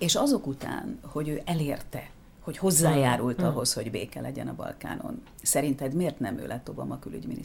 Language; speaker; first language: Hungarian; native; Hungarian